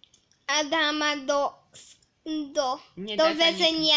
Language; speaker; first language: Slovak; early bilingual, heritage; Slovak